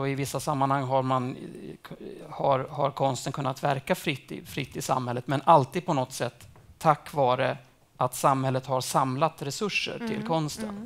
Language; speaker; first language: Swedish; native; Swedish